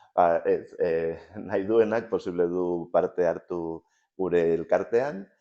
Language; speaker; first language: Basque; non-native, local second language; Spanish